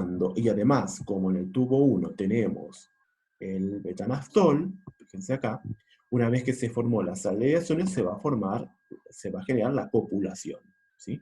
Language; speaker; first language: Spanish; native; Spanish